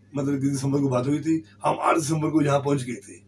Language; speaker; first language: Hindi; native; Hindi